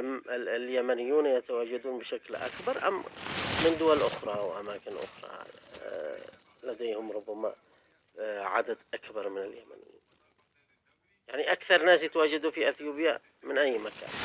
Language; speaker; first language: Arabic; native; Arabic